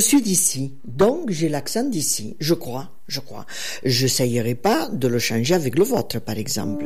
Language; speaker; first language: French; native; French